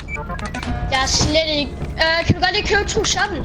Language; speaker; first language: Danish; native; Danish